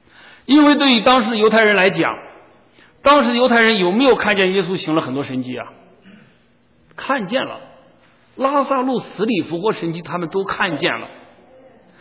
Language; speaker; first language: Chinese; native; Chinese